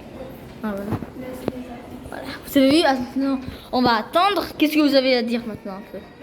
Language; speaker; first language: French; early bilingual, other home language; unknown